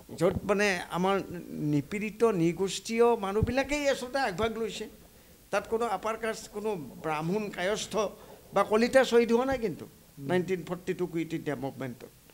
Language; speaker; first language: Assamese; native; Assamese